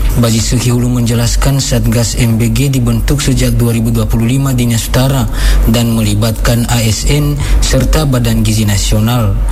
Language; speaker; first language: Indonesian; non-native, local second language; Nias